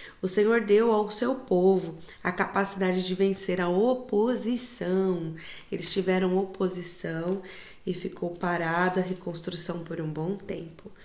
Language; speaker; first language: Portuguese; native; Portuguese